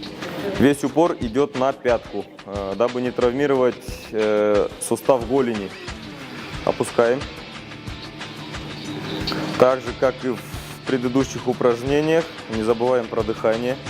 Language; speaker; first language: Russian; native; Russian